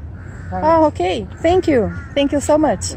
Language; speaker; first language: English; non-native, learner; Portuguese